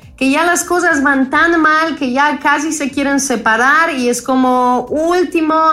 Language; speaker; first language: Spanish; non-native, fluent; Polish